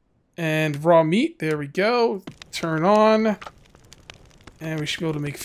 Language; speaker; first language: English; native; English